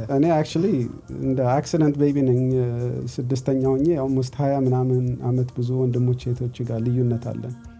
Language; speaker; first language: Amharic; early bilingual, other home language; English